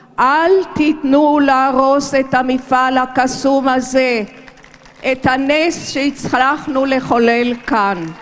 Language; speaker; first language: Hebrew; early bilingual, other home language; Romanian